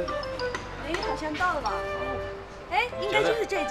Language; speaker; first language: Chinese; native; Chinese